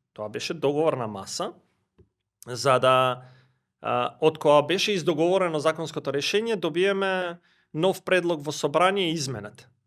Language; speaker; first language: Macedonian; non-native, local second language; Albanian